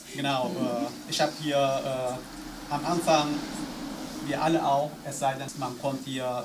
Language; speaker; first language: German; non-native, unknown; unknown